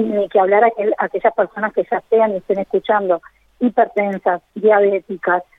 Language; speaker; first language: Spanish; native; Spanish